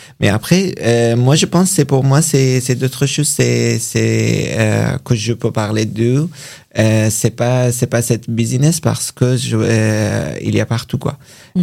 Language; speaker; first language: French; non-native, learner; Persian